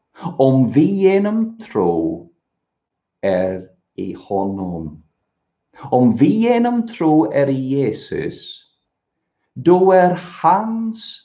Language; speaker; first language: Swedish; non-native, fluent; English